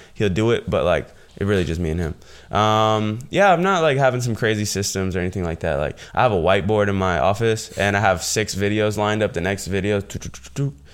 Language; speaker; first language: English; native; English